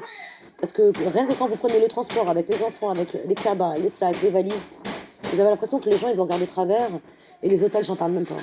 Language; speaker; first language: French; native; French